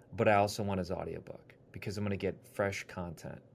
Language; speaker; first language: English; native; English